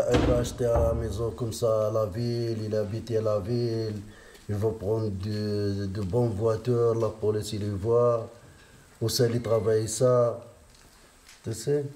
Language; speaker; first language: French; non-native, learner; Riffian